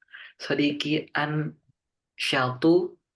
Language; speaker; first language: Arabic; non-native, learner; Indonesian